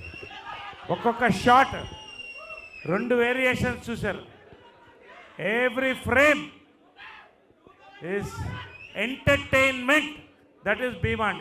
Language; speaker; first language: Telugu; native; Telugu